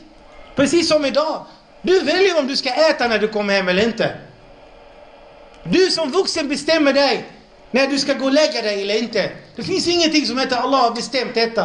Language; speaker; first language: Swedish; non-native, local second language; Arabic